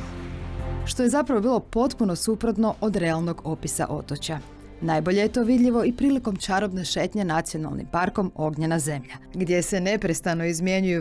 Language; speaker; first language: Croatian; native; Croatian